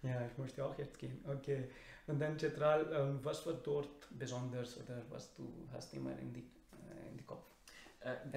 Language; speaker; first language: German; non-native, learner; Urdu